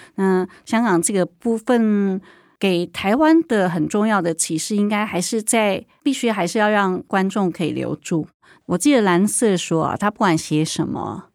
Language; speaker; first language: Chinese; native; Chinese